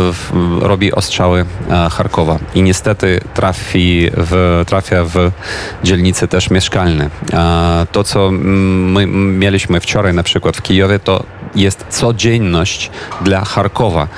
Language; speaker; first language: Polish; non-native, fluent; Ukrainian